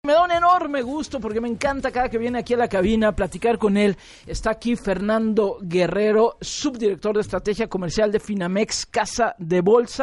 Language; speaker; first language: Spanish; native; Spanish